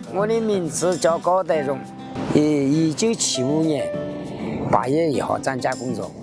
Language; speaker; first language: Chinese; non-native, local second language; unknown